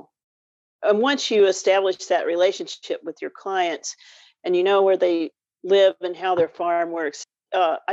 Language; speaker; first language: English; native; English